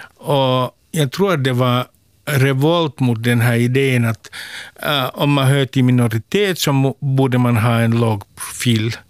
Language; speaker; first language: Swedish; non-native, local second language; Finnish